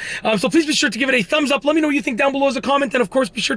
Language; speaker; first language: English; native; English